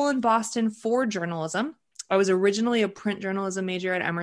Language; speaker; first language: English; early bilingual, other home language; Russian